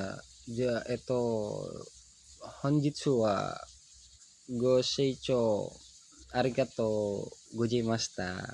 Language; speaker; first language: Japanese; non-native, learner; Indonesian